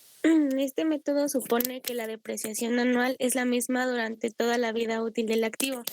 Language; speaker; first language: Spanish; native; Spanish